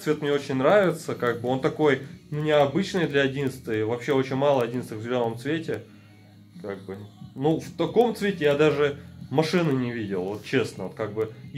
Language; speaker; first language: Russian; native; Russian